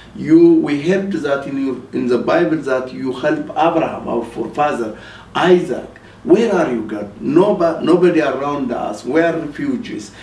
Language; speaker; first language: English; non-native, fluent; Amharic